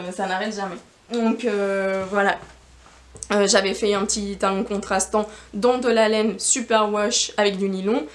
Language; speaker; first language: French; non-native, fluent; Spanish